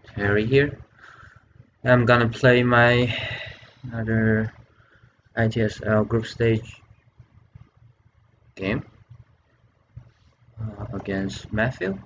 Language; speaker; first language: English; non-native, fluent; Chinese